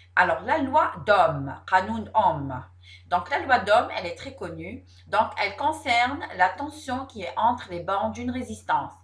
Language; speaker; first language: French; non-native, local second language; Arabic